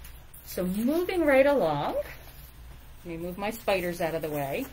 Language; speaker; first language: English; native; English